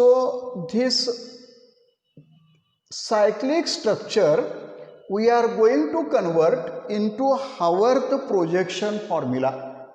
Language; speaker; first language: English; non-native, local second language; Marathi